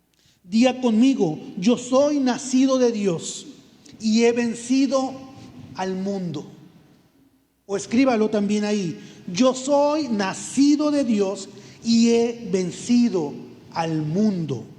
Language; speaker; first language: Spanish; native; Spanish